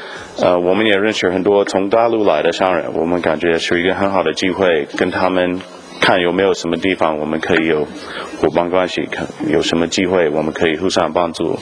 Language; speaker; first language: Chinese; non-native, fluent; English